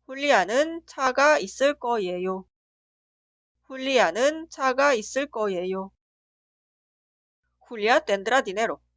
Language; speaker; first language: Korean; non-native, fluent; Spanish